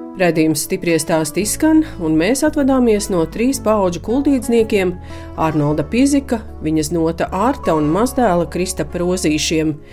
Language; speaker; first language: Latvian; native; Latvian